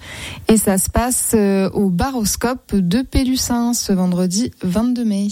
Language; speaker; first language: French; native; French